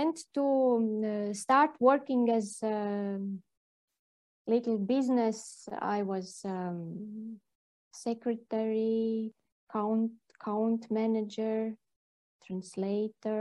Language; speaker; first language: English; non-native, learner; Latvian